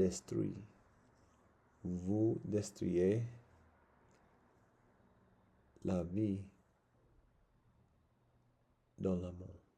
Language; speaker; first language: French; non-native, learner; English